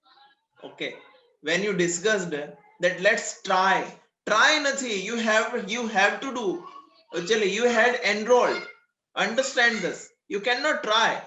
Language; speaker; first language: English; non-native, local second language; Gujarati